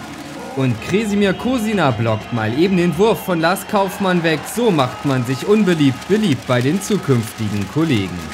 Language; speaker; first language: German; native; German